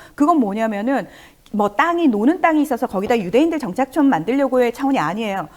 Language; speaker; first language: Korean; native; Korean